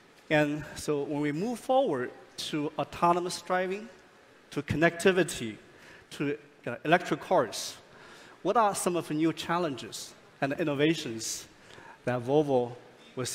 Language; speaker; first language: English; non-native, fluent; Chinese